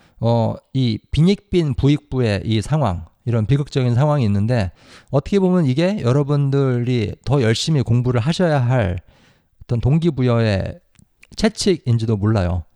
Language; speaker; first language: Korean; native; Korean